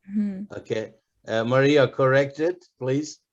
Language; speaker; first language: English; non-native, fluent; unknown